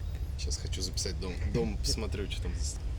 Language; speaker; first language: Russian; native; Russian